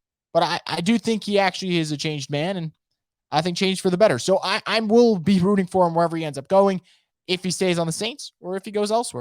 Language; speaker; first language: English; native; English